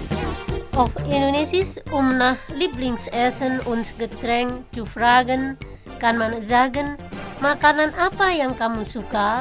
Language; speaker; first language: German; non-native, fluent; Indonesian